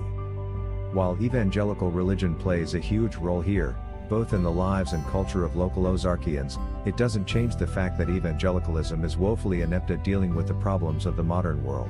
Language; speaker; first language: English; native; English